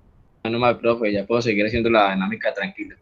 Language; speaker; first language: Spanish; native; Spanish